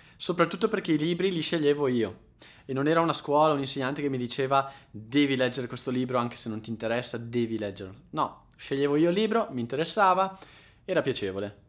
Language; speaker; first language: Italian; native; Italian